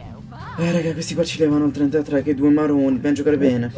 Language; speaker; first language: Italian; native; Italian